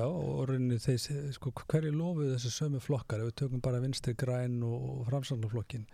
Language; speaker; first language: Icelandic; native; Icelandic